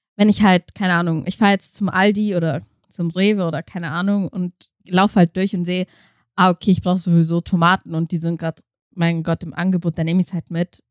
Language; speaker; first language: German; early bilingual, other home language; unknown